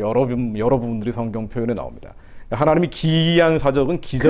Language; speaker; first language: Korean; native; Korean